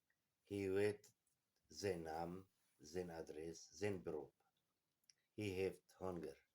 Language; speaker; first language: Dutch; non-native, learner; Kurdish